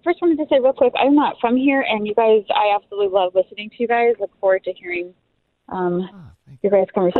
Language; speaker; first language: English; native; English